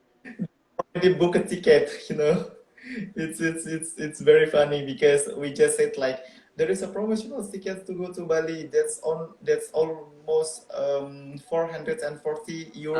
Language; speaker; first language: English; non-native, local second language; Indonesian